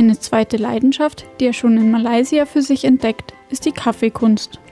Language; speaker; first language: German; native; German